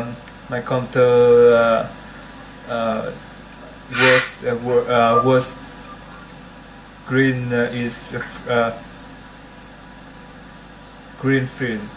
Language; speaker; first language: English; non-native, learner; Vietnamese